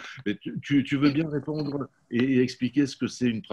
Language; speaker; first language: French; native; French